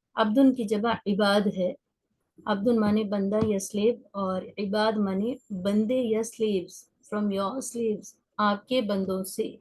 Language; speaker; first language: Urdu; native; Urdu